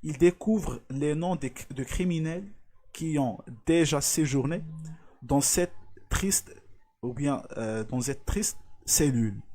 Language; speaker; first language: French; non-native, local second language; Arabic